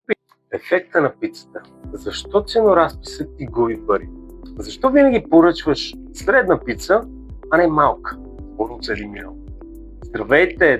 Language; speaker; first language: Bulgarian; native; Bulgarian